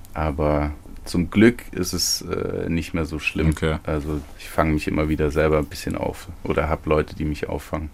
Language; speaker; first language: German; native; German